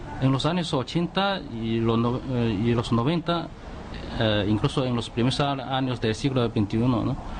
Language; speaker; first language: Spanish; non-native, fluent; Chinese